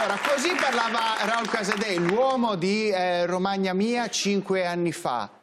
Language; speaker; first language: Italian; native; Italian